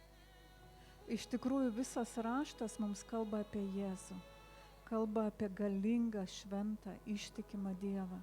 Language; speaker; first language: Lithuanian; native; Lithuanian